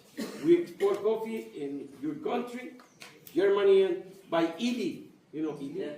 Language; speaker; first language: English; non-native, learner; Spanish